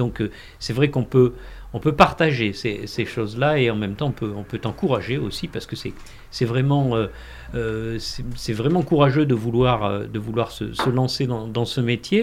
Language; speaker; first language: French; native; French